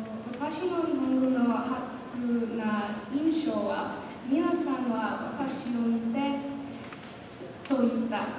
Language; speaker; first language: Japanese; non-native, learner; English